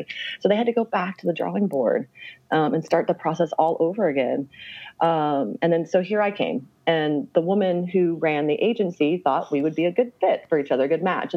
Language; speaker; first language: English; native; English